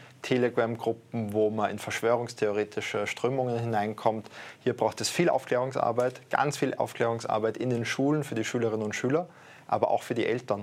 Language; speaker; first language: German; native; German